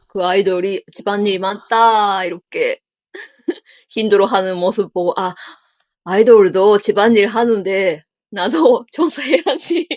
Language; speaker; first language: Korean; non-native, learner; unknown